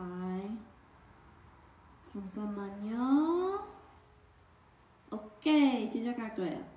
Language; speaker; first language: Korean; non-native, learner; English